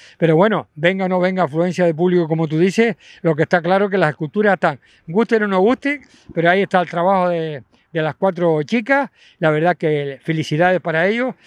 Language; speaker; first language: Spanish; native; Spanish